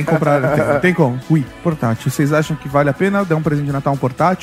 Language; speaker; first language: Portuguese; native; Portuguese